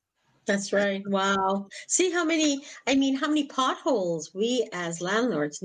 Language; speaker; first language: English; native; English